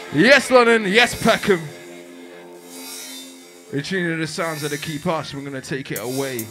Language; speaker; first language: English; native; English